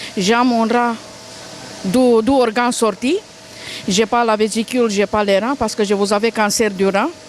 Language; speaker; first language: French; non-native, learner; Romanian